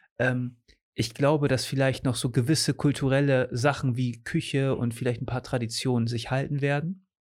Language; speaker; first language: German; early bilingual, other home language; Portuguese